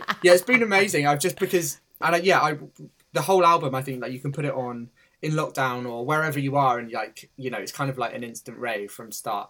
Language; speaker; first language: English; native; English